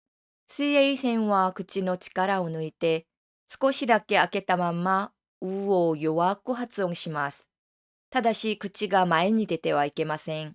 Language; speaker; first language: Japanese; non-native, fluent; Korean